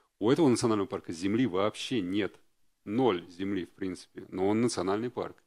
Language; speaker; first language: Russian; native; Russian